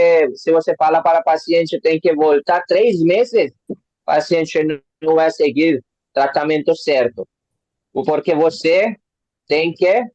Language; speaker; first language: Portuguese; non-native, learner; Hindi